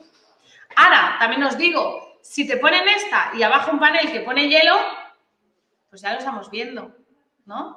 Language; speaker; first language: Spanish; native; Spanish